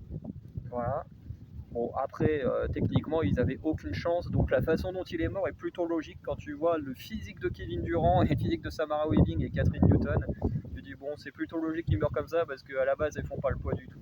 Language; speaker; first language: French; native; French